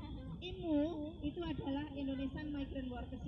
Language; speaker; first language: Indonesian; native; Indonesian